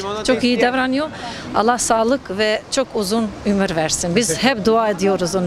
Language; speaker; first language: Turkish; non-native, fluent; Albanian